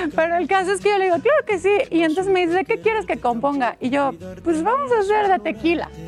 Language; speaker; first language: Spanish; native; Spanish